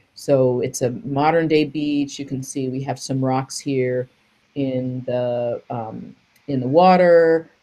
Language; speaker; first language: English; native; English